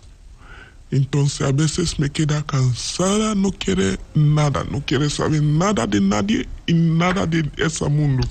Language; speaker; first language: Spanish; non-native, learner; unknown